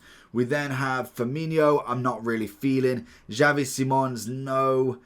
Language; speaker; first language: English; native; English